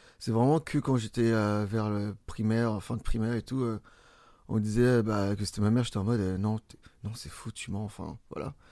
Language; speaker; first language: French; early bilingual, other home language; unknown